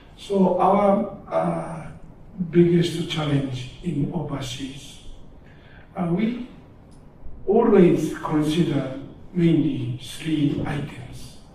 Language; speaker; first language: English; non-native, learner; Japanese